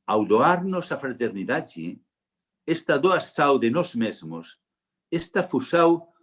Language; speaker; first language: Portuguese; non-native, learner; Spanish